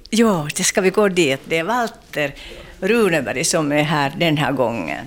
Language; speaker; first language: Swedish; non-native, local second language; Finnish